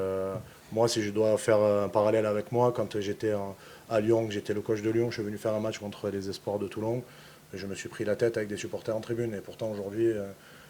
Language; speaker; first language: French; native; French